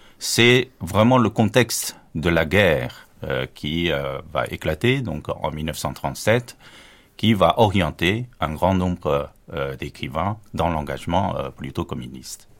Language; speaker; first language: French; non-native, fluent; Chinese